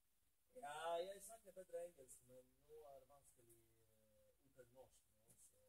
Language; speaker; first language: Norwegian; non-native, learner; Polish